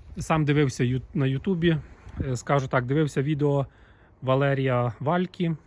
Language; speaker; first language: Ukrainian; native; Ukrainian